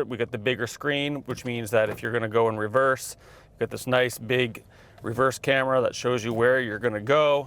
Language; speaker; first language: English; native; English